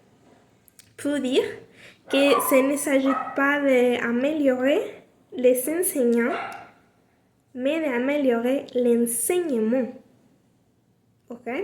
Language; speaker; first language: French; non-native, learner; Spanish